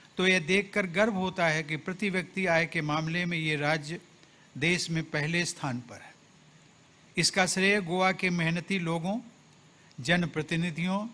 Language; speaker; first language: Hindi; native; Hindi